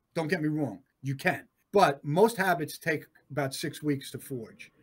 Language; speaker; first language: English; native; English